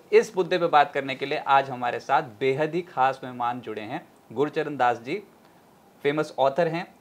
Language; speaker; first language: Hindi; native; Hindi